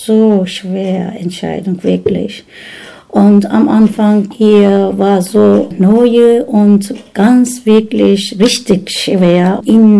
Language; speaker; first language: German; non-native, learner; Turkish